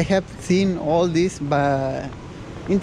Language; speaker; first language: English; non-native, learner; Spanish